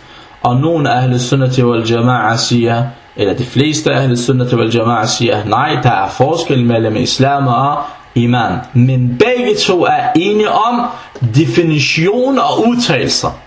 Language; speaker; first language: Danish; non-native, fluent; Arabic